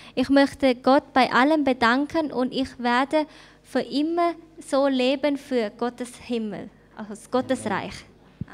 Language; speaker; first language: German; non-native, fluent; Thai